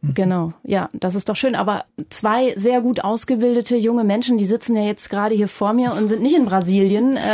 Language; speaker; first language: German; native; German